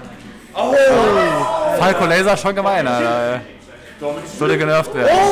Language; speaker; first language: German; native; German